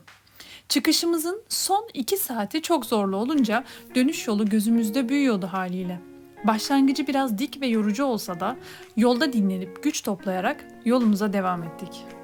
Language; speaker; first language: Turkish; native; Turkish